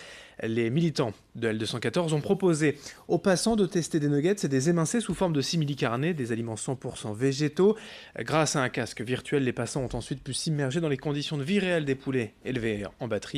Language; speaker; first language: French; native; French